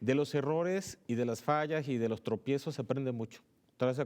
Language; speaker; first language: Spanish; native; Spanish